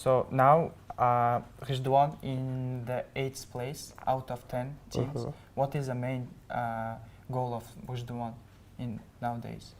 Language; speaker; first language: English; non-native, learner; Uzbek